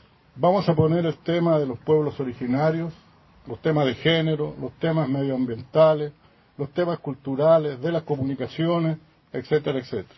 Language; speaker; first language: Spanish; native; Spanish